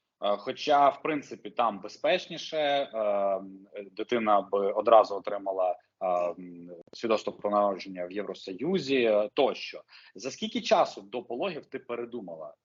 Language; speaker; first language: Ukrainian; native; Ukrainian